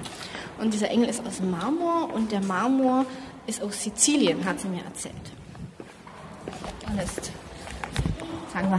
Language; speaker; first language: German; native; German